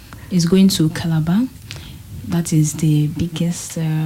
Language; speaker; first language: English; non-native, local second language; Bini